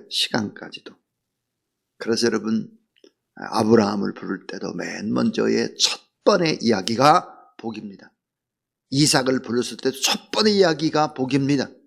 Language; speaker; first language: Korean; native; Korean